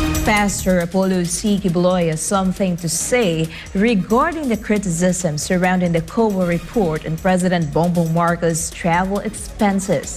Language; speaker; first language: English; non-native, local second language; Filipino